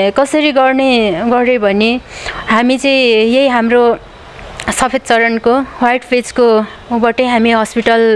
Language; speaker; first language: Nepali; native; Nepali